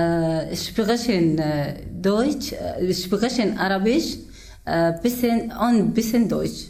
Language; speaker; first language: German; non-native, learner; Arabic